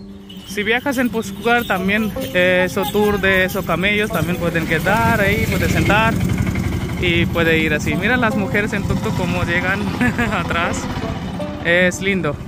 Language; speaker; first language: Spanish; non-native, learner; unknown